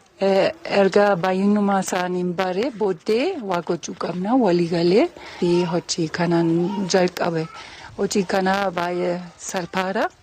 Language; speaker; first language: Oromo; non-native, fluent; German